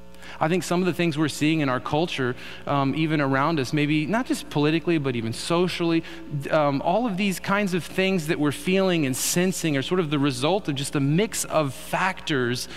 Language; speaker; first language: English; native; English